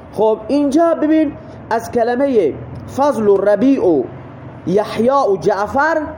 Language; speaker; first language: Persian; non-native, local second language; Baluchi